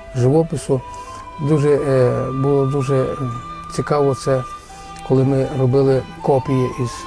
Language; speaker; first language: Ukrainian; native; Ukrainian